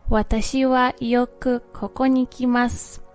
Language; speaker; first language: Japanese; non-native, fluent; English